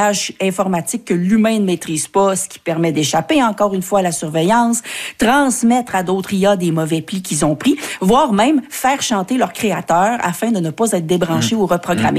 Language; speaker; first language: French; native; French